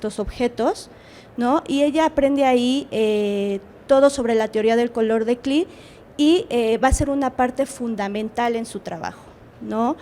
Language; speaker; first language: Spanish; native; Spanish